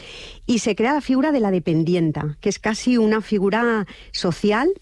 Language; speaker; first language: Spanish; native; Spanish